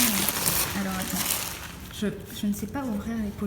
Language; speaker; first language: French; native; French